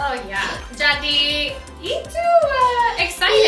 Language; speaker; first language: Indonesian; non-native, learner; English